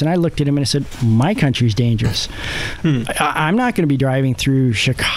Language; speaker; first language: English; native; English